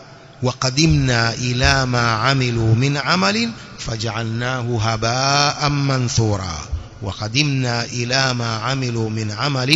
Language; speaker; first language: Arabic; non-native, fluent; Swahili